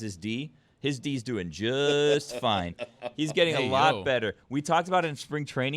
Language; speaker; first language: English; native; English